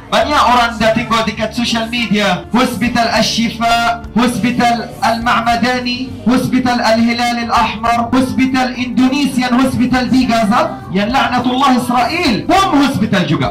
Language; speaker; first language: Malay; non-native, fluent; Arabic